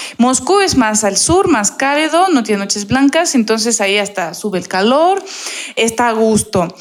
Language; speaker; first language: Spanish; non-native, fluent; Russian